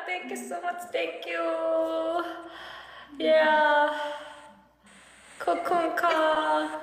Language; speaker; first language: English; non-native, learner; Korean